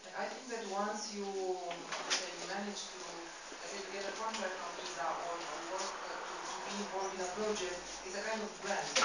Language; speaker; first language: English; non-native, fluent; Romanian